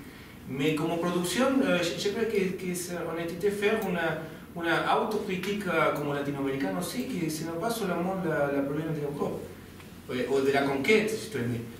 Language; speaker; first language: French; non-native, learner; Spanish